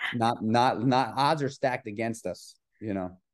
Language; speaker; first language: English; native; English